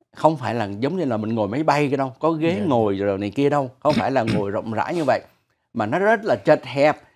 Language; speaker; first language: Vietnamese; native; Vietnamese